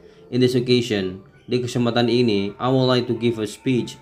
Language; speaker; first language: English; non-native, fluent; Indonesian